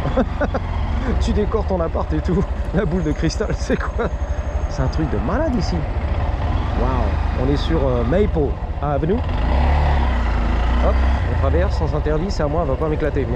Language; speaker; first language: French; native; French